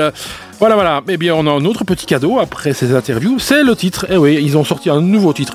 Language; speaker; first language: French; native; French